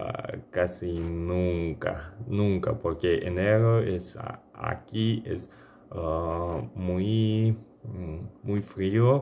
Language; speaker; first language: Spanish; non-native, learner; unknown